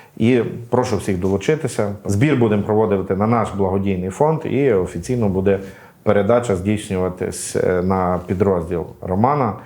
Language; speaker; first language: Ukrainian; native; Ukrainian